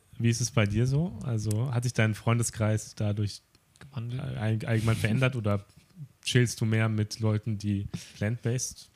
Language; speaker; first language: German; native; German